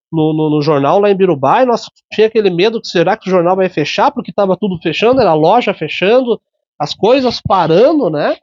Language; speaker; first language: Portuguese; native; Portuguese